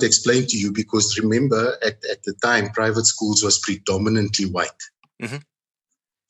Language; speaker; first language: English; non-native, local second language; Afrikaans